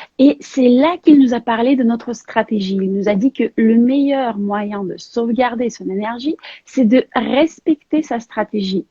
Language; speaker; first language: French; non-native, fluent; Russian